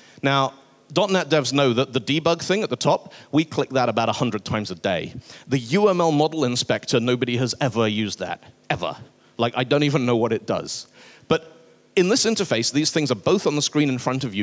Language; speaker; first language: English; native; English